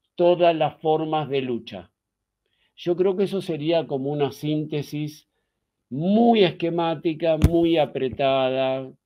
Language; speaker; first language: Spanish; native; Spanish